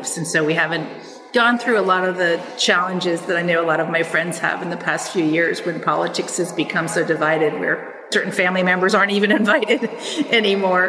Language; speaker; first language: English; native; English